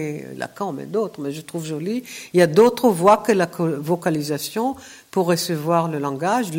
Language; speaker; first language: French; non-native, fluent; Hebrew